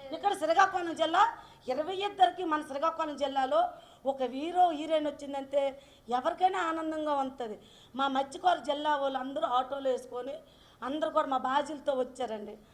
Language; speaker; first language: Telugu; native; Telugu